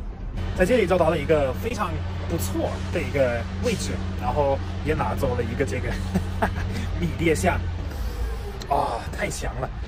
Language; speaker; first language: Chinese; non-native, fluent; German